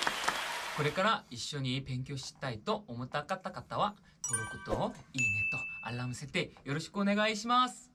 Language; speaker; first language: Japanese; non-native, learner; Korean